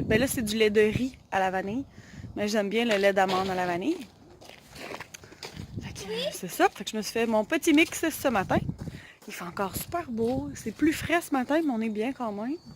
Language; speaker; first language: French; native; French